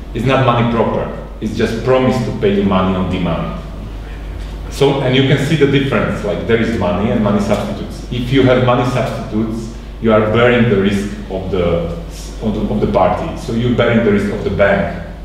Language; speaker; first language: English; non-native, fluent; Slovak